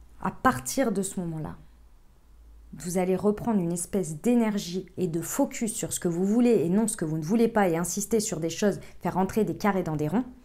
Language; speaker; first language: French; native; French